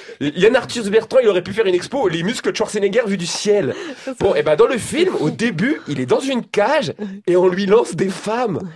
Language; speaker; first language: French; native; French